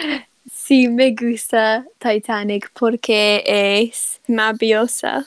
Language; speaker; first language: Spanish; non-native, learner; English